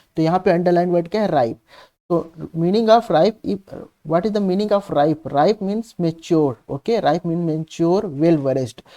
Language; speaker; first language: Hindi; native; Hindi